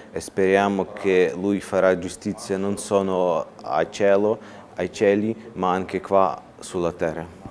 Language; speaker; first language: Italian; non-native, learner; Ukrainian